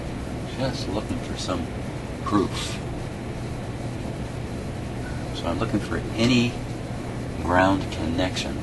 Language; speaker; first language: English; native; English